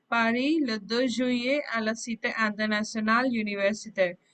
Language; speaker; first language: French; non-native, fluent; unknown